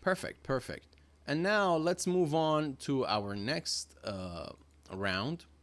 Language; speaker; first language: English; non-native, fluent; Persian